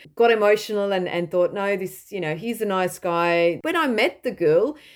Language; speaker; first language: English; non-native, fluent; Dutch